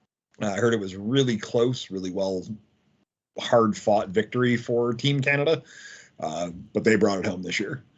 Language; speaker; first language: English; native; English